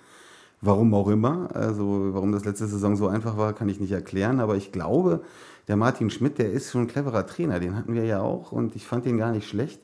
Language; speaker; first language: German; native; German